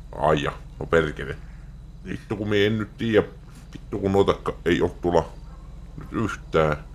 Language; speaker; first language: Finnish; native; Finnish